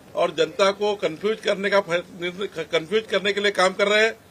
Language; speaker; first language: Hindi; non-native, local second language; Marathi